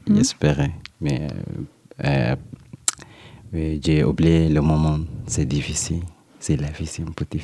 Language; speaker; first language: French; non-native, learner; Arabic